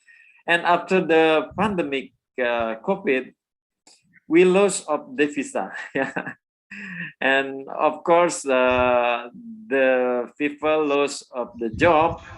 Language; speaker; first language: English; non-native, learner; Indonesian